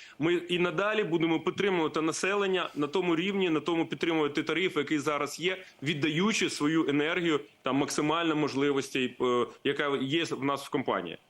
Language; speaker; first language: Ukrainian; native; Ukrainian